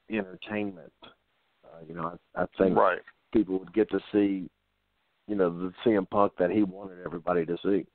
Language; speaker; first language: English; native; English